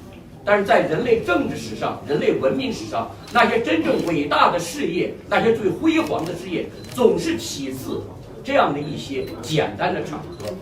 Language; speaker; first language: Chinese; native; Chinese